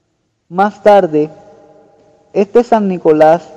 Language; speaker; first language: Spanish; native; Spanish